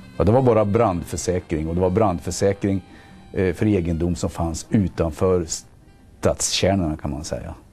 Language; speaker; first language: Swedish; native; Swedish